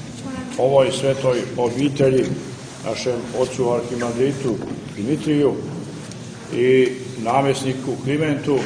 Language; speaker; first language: Croatian; native; Croatian